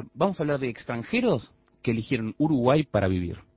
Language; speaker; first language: Spanish; native; Spanish